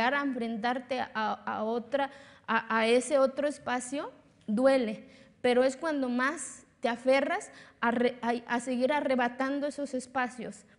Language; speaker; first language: Spanish; non-native, local second language; Zapotec